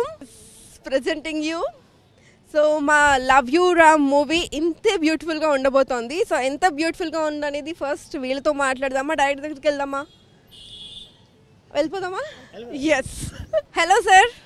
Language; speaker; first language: Telugu; native; Telugu